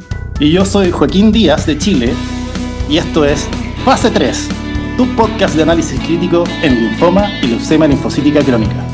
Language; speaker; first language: Spanish; native; Spanish